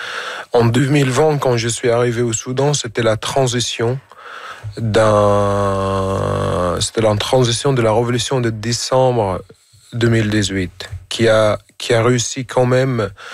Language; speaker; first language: French; non-native, fluent; Arabic